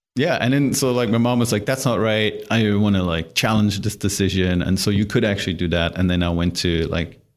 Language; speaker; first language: English; non-native, fluent; German